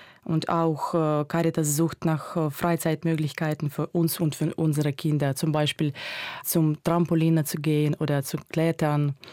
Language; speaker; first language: German; non-native, fluent; Ukrainian